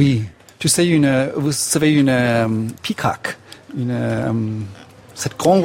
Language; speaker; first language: French; non-native, fluent; English